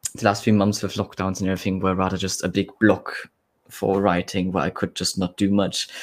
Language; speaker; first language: English; non-native, fluent; German